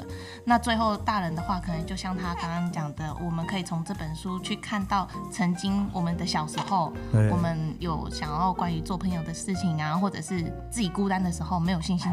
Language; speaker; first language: Chinese; native; Chinese